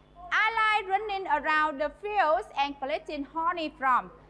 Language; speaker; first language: English; non-native, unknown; Vietnamese